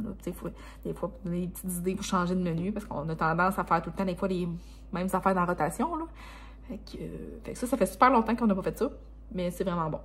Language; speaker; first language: French; native; French